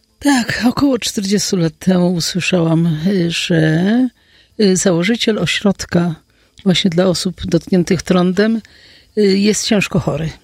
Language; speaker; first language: Polish; native; Polish